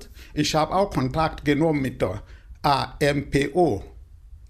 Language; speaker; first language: German; non-native, fluent; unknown